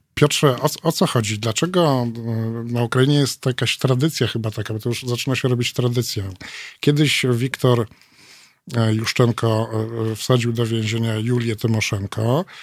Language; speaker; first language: Polish; native; Polish